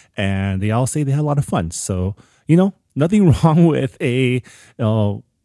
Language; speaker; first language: English; early bilingual, other home language; Chinese